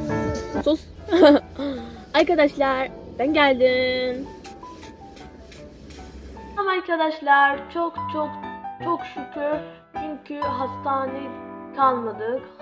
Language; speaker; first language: Turkish; non-native, learner; Arabic